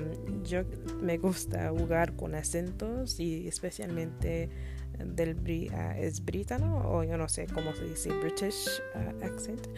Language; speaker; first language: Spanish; non-native, learner; English